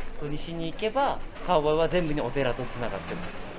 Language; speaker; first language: Japanese; native; Japanese